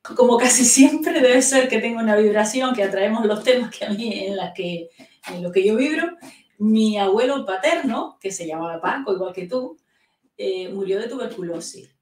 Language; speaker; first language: Spanish; native; Spanish